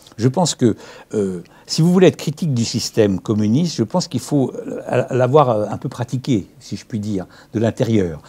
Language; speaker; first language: French; native; French